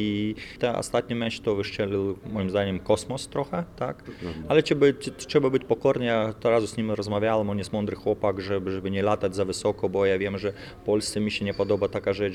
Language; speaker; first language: Polish; non-native, fluent; Lithuanian